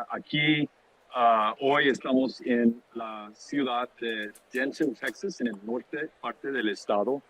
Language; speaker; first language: Spanish; non-native, fluent; English